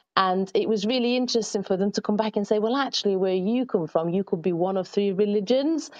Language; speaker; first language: English; early bilingual, other home language; Arabic